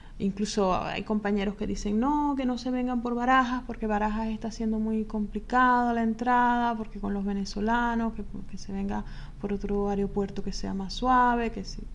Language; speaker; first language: Spanish; native; Spanish